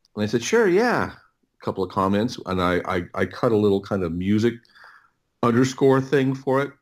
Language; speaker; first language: English; native; English